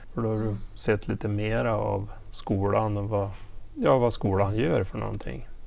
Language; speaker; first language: Swedish; native; Swedish